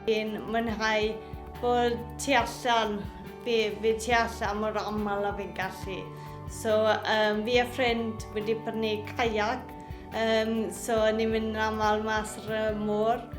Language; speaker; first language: Welsh; native; Welsh